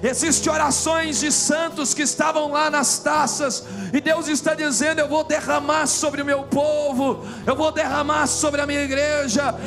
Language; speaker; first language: Portuguese; native; Portuguese